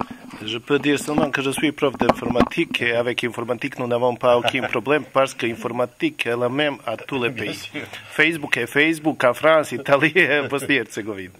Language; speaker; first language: French; non-native, learner; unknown